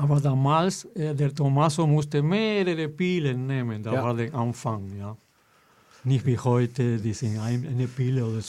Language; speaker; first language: German; non-native, fluent; Spanish